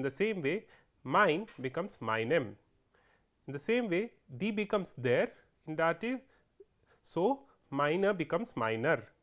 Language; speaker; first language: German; non-native, fluent; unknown